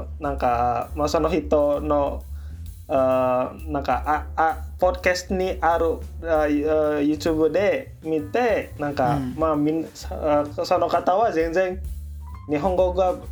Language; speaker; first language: Japanese; non-native, learner; Indonesian